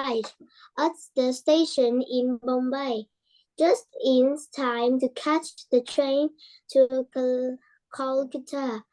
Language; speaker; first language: English; non-native, learner; Vietnamese